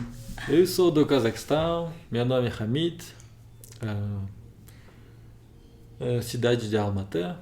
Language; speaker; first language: Portuguese; non-native, learner; Russian